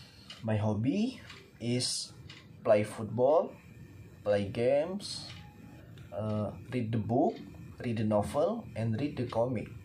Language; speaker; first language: English; non-native, learner; Indonesian